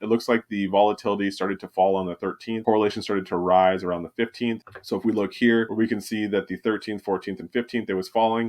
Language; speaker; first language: English; native; English